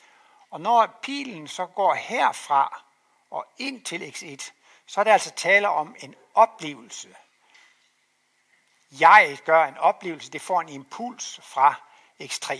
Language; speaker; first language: Danish; native; Danish